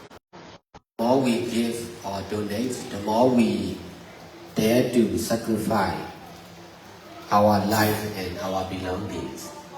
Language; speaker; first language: English; non-native, fluent; Burmese